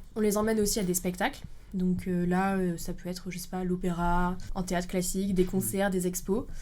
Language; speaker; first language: French; native; French